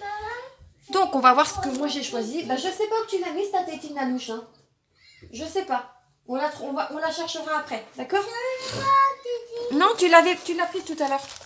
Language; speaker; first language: French; native; French